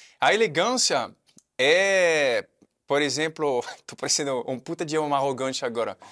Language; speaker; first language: Portuguese; non-native, fluent; French